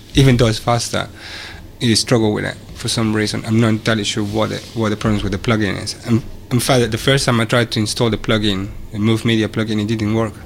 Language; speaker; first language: English; non-native, fluent; Spanish